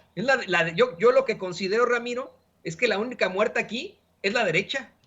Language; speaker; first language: Spanish; native; Spanish